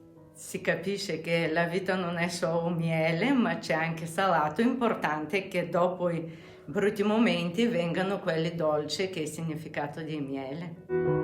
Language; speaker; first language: Italian; non-native, fluent; Bulgarian